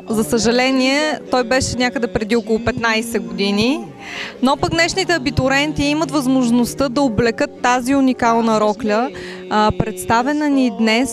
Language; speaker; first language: Bulgarian; native; Bulgarian